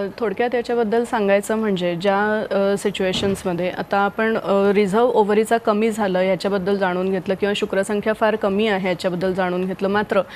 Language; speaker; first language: Marathi; native; Marathi